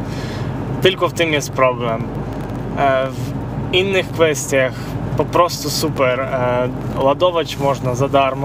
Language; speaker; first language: Polish; non-native, fluent; Ukrainian